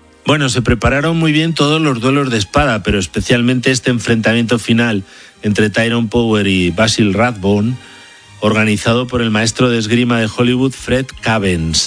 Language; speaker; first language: Spanish; native; Spanish